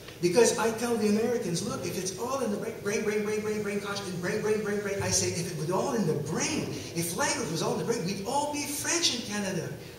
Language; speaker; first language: English; non-native, local second language; French